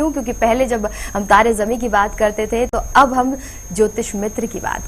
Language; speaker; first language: Hindi; native; Hindi